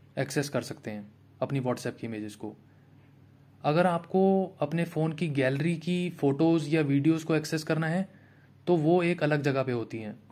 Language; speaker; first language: Hindi; native; Hindi